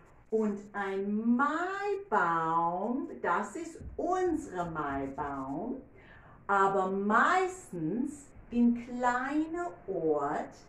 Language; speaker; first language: German; non-native, learner; English